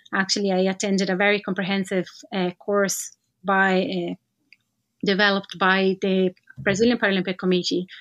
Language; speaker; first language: English; non-native, fluent; Portuguese